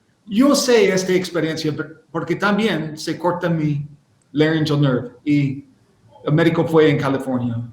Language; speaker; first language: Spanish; non-native, learner; English